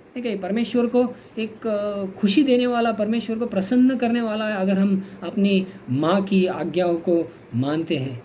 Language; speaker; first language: Hindi; non-native, local second language; Marathi